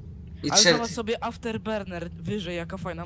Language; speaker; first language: Polish; native; Polish